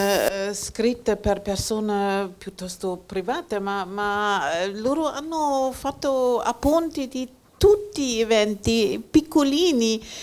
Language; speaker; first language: Italian; non-native, fluent; German